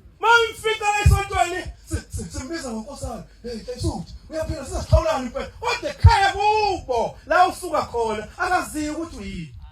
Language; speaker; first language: Zulu; native; Zulu